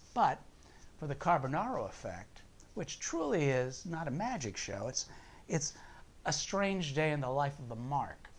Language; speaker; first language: English; native; English